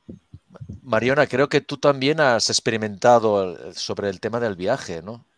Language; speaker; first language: Spanish; native; Spanish